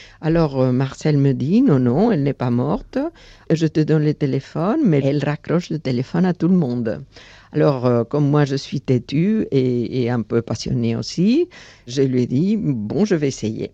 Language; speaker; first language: French; non-native, fluent; Catalan